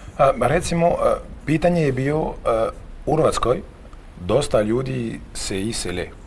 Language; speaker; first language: Croatian; non-native, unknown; French